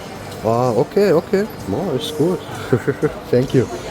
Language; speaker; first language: English; non-native, learner; German